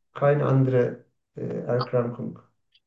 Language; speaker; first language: German; non-native, learner; Turkish